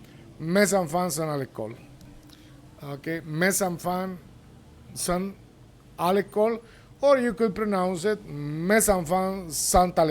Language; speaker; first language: French; non-native, fluent; Spanish